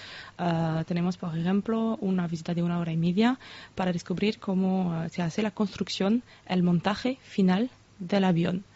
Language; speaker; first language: Spanish; non-native, fluent; French